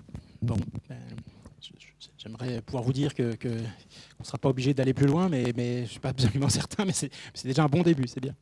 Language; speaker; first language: French; native; French